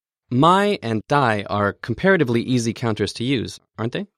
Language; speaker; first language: English; native; English